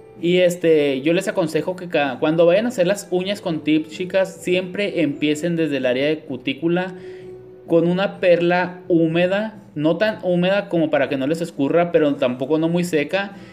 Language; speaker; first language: Spanish; native; Spanish